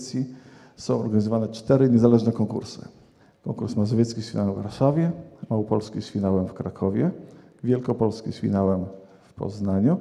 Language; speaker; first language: Polish; native; Polish